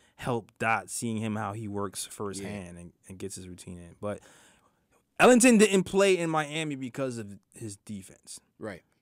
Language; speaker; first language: English; native; English